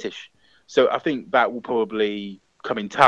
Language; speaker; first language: English; native; English